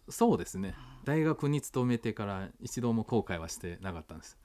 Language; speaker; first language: Japanese; non-native, fluent; Chinese